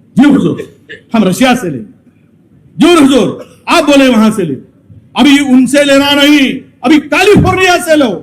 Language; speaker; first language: Hindi; non-native, local second language; Marathi